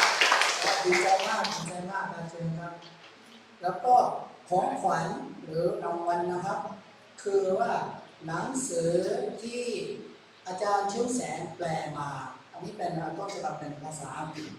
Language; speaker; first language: Thai; non-native, local second language; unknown